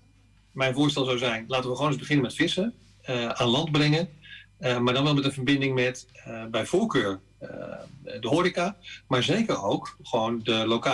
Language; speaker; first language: Dutch; native; Dutch